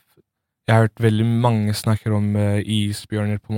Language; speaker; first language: Norwegian; early bilingual, other home language; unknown